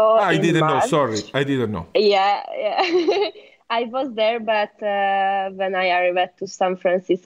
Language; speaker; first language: English; non-native, learner; Hungarian